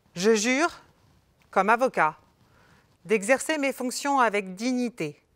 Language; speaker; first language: French; native; French